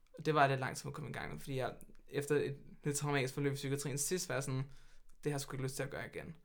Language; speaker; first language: Danish; native; Danish